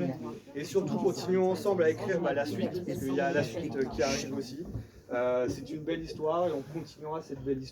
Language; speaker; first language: French; native; French